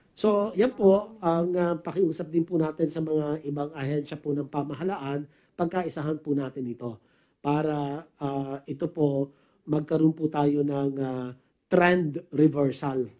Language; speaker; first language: Filipino; native; Filipino